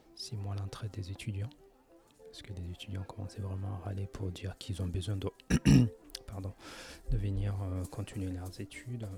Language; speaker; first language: French; native; French